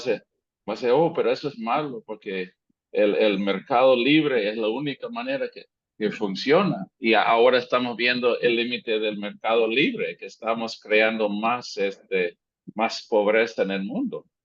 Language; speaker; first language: Spanish; non-native, fluent; English